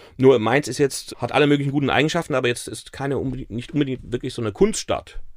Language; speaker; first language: German; native; German